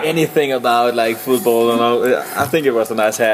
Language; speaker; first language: English; non-native, fluent; Danish